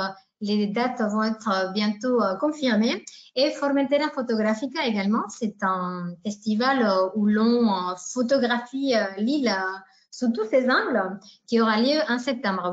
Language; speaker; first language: French; native; French